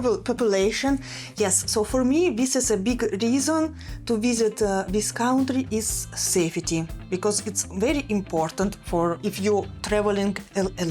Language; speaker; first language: English; non-native, fluent; Russian